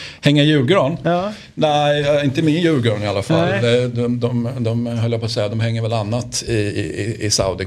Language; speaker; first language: Swedish; native; Swedish